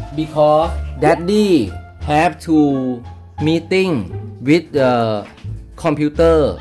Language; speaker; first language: English; non-native, learner; Thai